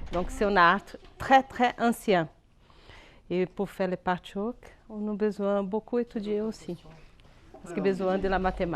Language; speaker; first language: French; non-native, fluent; Portuguese